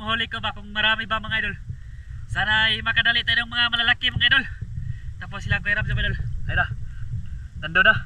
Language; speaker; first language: Filipino; non-native, local second language; Cebuano